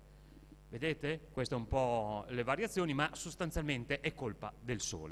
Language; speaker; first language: Italian; native; Italian